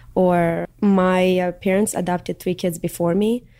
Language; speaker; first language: English; early bilingual, other home language; Russian